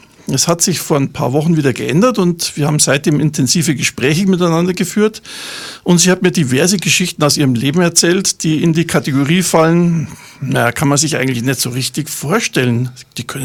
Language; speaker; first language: German; native; German